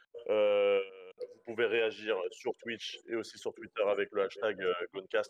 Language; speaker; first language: French; native; French